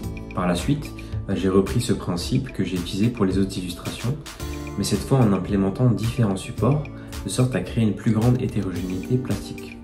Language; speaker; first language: French; native; French